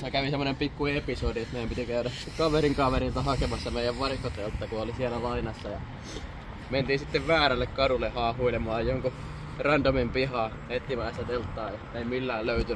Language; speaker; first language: Finnish; native; Finnish